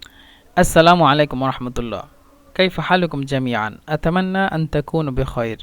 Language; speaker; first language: Arabic; non-native, fluent; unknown